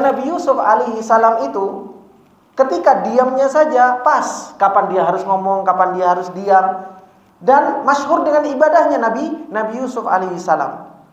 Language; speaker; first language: Indonesian; native; Indonesian